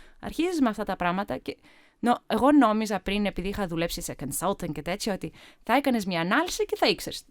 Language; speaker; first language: Greek; early bilingual, heritage; Greek